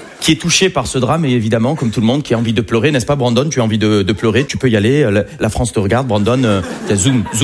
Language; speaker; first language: French; native; French